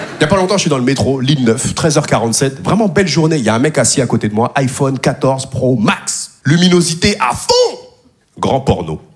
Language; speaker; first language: French; native; French